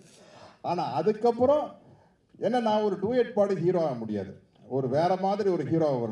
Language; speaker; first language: Tamil; native; Tamil